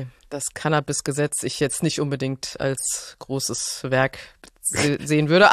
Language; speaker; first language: German; native; German